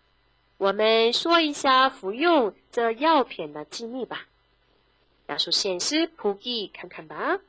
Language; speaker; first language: Chinese; non-native, fluent; Korean